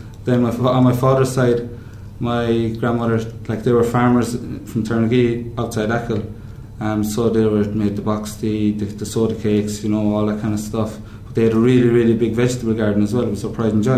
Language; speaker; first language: English; native; English